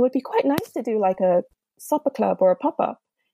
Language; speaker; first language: English; non-native, local second language; Yoruba